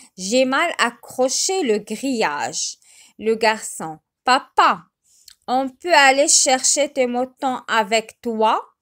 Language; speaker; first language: French; non-native, local second language; Arabic